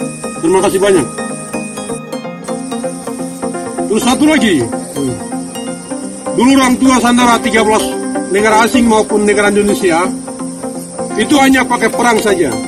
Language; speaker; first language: Indonesian; non-native, local second language; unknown